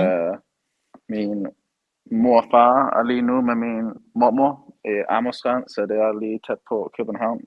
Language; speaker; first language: Danish; early bilingual, heritage; English